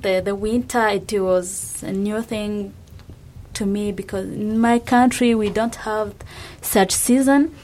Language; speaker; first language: English; non-native, local second language; Kinyarwanda